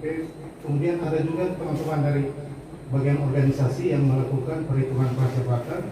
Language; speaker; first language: Indonesian; native; Indonesian